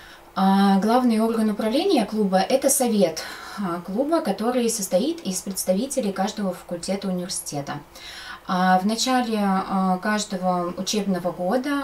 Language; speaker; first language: Russian; native; Russian